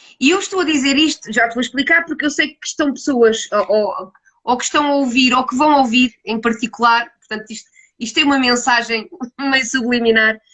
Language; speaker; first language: Portuguese; native; Portuguese